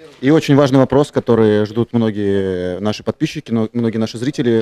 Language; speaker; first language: Russian; native; Russian